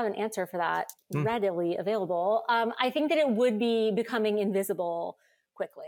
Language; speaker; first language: English; native; English